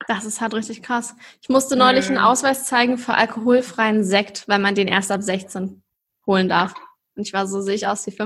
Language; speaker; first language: German; native; German